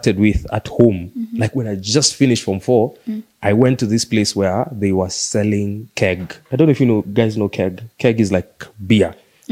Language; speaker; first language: English; non-native, local second language; Swahili